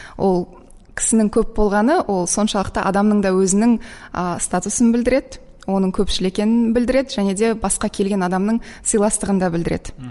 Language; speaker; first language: Kazakh; native; Kazakh